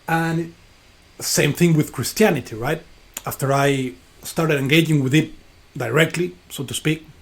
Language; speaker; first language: English; non-native, fluent; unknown